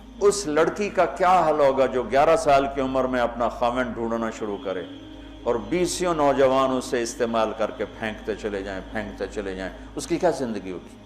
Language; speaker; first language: Urdu; non-native, local second language; Punjabi